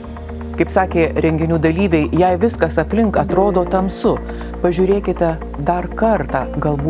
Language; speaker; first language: Lithuanian; native; Lithuanian